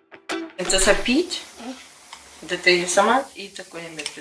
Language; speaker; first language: Russian; native; Russian